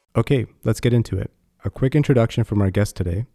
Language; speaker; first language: English; native; English